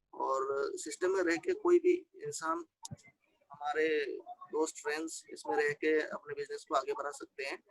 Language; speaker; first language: Hindi; non-native, local second language; Assamese